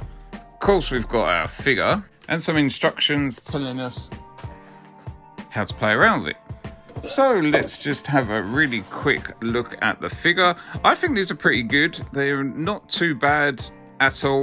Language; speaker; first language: English; native; English